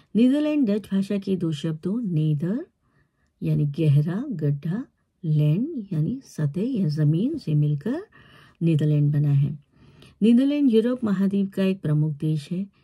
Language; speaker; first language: Hindi; native; Hindi